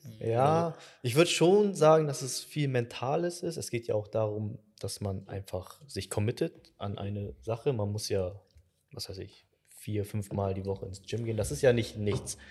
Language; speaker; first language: German; early bilingual, other home language; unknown